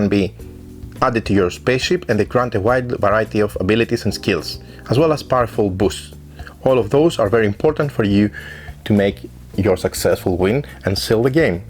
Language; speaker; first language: English; non-native, fluent; Greek